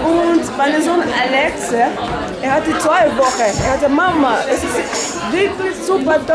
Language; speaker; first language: German; non-native, learner; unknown